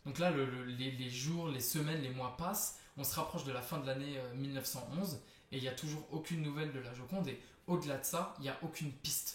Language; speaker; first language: French; native; French